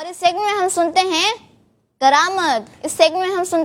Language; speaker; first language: Urdu; native; Urdu